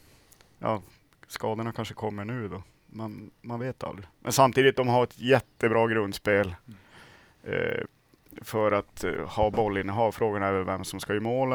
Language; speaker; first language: Swedish; native; Swedish